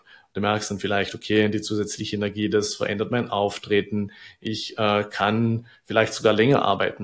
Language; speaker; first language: German; native; German